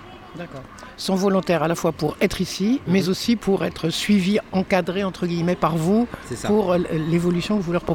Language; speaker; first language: French; native; French